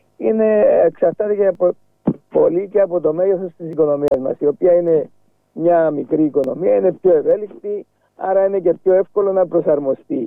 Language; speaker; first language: Greek; native; Greek